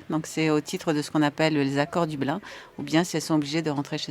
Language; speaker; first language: French; native; French